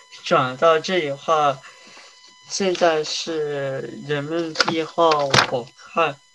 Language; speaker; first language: Chinese; early bilingual, heritage; Chinese